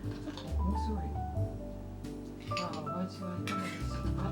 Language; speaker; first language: Japanese; native; Japanese